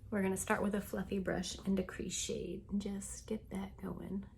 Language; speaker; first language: English; native; English